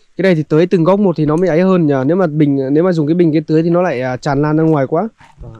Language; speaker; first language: Vietnamese; native; Vietnamese